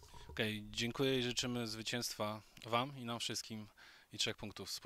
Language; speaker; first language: Polish; native; Polish